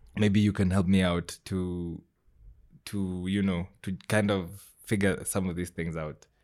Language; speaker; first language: English; non-native, local second language; Gusii